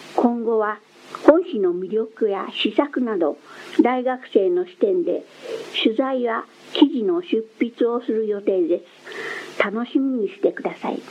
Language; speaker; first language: Japanese; native; Japanese